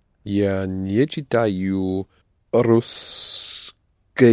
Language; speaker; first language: Russian; non-native, learner; English